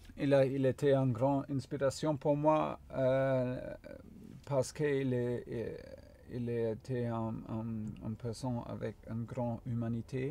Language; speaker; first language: French; non-native, fluent; German